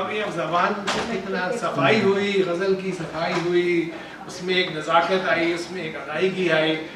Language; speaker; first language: Urdu; native; Urdu